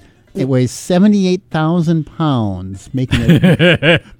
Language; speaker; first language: English; native; English